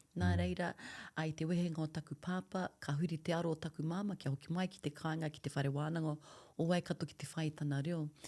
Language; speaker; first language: Māori; non-native, local second language; English